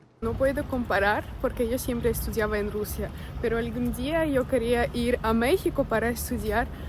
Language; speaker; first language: Spanish; non-native, fluent; Russian